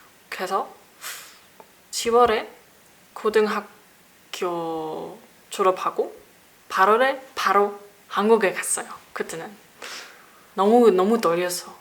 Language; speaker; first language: Korean; non-native, learner; German